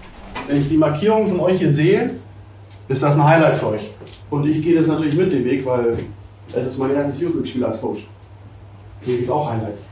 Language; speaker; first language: German; native; German